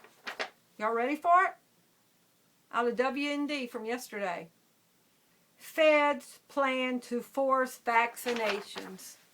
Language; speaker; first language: English; native; English